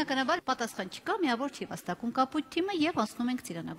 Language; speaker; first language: Armenian; native; Armenian